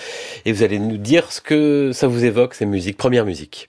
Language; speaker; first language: French; native; French